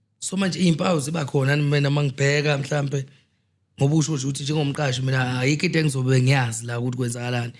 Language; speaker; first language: Zulu; native; Zulu